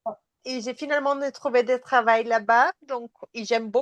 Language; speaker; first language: French; non-native, fluent; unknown